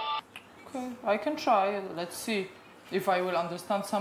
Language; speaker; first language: English; non-native, fluent; Polish